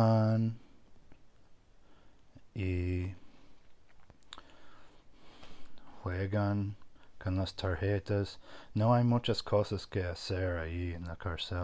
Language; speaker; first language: Spanish; non-native, fluent; English